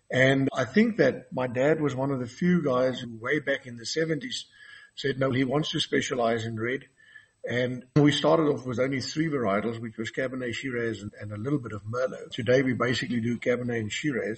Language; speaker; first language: English; non-native, local second language; Afrikaans